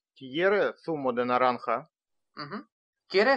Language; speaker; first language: Spanish; non-native, learner; Russian